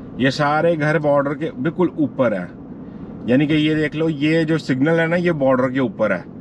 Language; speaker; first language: Urdu; non-native, local second language; Punjabi